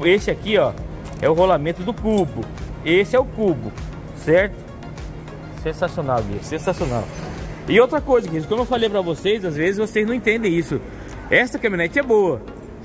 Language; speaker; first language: Portuguese; native; Portuguese